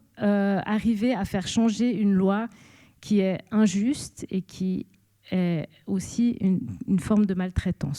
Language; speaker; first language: French; native; French